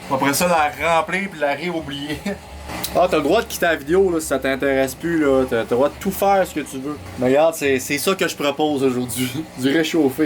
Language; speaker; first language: French; native; French